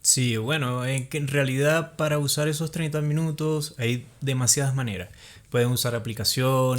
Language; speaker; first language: Spanish; native; Spanish